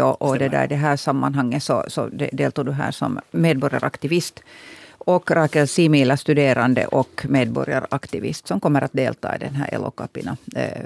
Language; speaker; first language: Swedish; native; Swedish